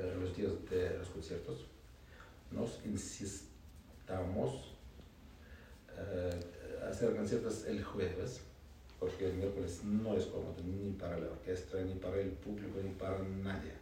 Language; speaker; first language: Spanish; non-native, learner; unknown